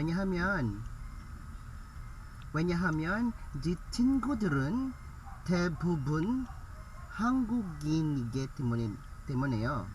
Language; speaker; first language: Korean; non-native, learner; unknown